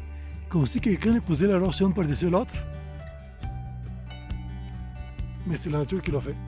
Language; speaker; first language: French; non-native, fluent; Bulgarian